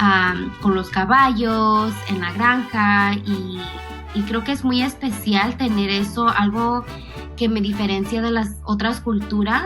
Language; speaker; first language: Spanish; early bilingual, other home language; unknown